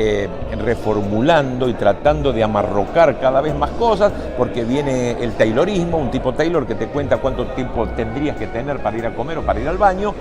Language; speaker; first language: Spanish; native; Spanish